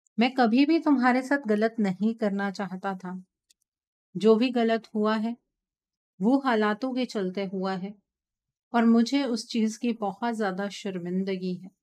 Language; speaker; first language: Hindi; native; Hindi